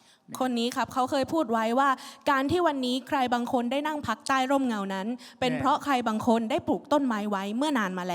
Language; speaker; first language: Thai; native; Thai